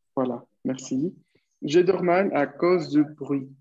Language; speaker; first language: French; non-native, fluent; Spanish